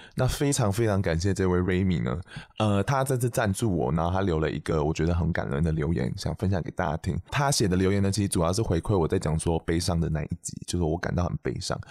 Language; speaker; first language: Chinese; native; Chinese